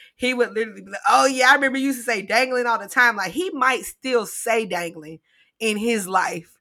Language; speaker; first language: English; native; English